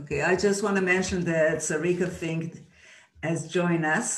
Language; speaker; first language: English; non-native, fluent; Hebrew